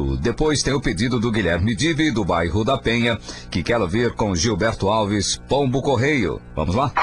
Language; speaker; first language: Portuguese; native; Portuguese